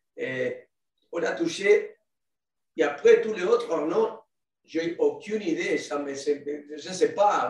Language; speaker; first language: French; non-native, learner; Spanish